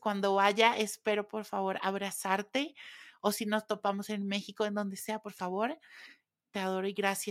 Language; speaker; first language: Spanish; native; Spanish